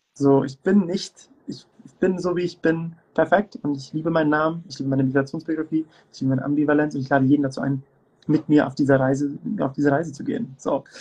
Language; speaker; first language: German; early bilingual, other home language; Turkish